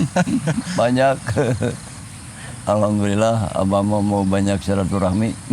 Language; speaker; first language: Indonesian; non-native, local second language; Sundanese